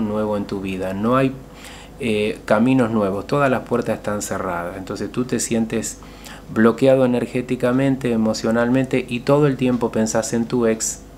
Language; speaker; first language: Spanish; native; Spanish